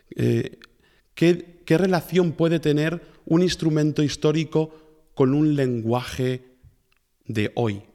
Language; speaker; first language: Spanish; native; Spanish